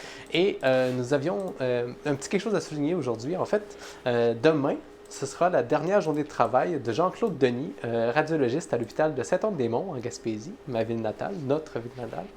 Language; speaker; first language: French; native; French